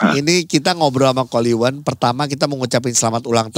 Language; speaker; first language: Indonesian; native; Indonesian